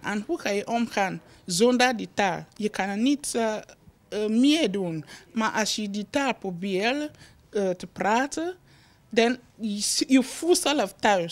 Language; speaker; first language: Dutch; non-native, learner; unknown